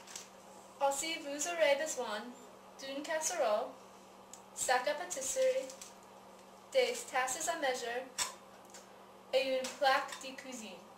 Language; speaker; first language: French; non-native, learner; English